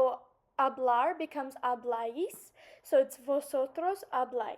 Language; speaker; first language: Spanish; non-native, fluent; English